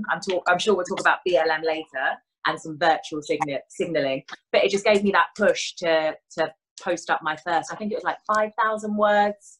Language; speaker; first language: English; native; English